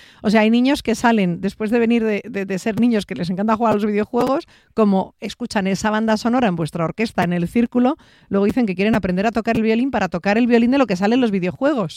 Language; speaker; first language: Spanish; native; Spanish